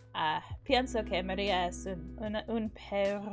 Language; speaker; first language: Spanish; non-native, learner; English